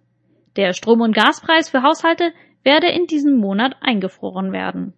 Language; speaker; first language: German; native; German